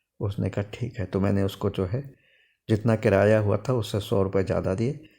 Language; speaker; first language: Hindi; native; Hindi